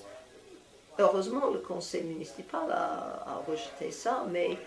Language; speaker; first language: French; non-native, fluent; English